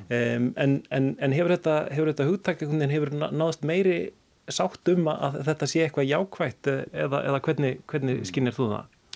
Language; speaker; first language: Icelandic; native; Icelandic